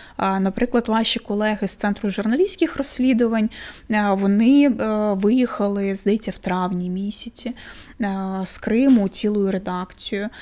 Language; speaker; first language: Ukrainian; non-native, local second language; Russian